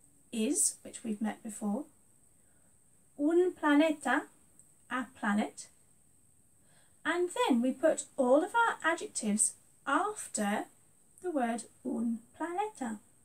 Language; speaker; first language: English; native; English